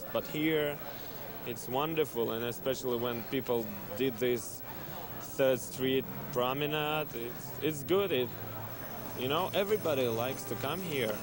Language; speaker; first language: English; non-native, learner; Russian